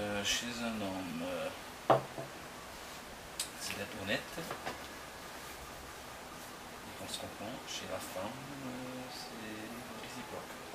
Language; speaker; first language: French; non-native, local second language; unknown